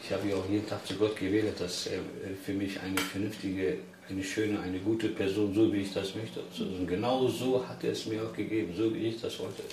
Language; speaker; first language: German; early bilingual, other home language; Turkish